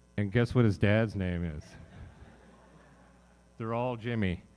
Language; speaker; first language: English; native; English